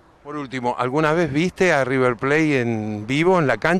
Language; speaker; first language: Spanish; native; Spanish